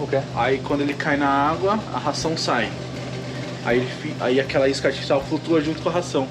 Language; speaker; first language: Portuguese; native; Portuguese